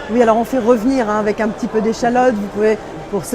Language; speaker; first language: French; native; French